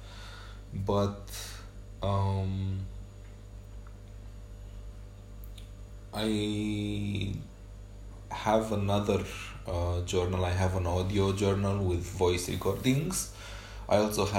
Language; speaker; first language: English; non-native, fluent; Romanian